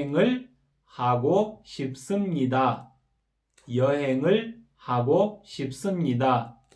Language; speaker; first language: Korean; non-native, fluent; Kyrgyz